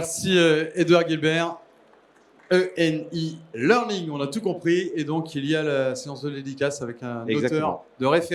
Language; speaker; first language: French; native; French